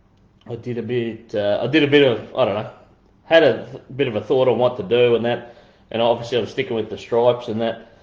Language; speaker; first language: English; native; English